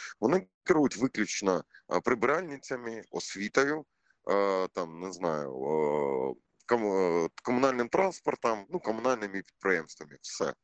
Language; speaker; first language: Ukrainian; non-native, local second language; Russian